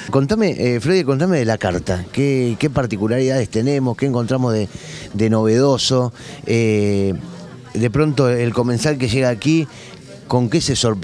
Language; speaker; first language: Spanish; native; Spanish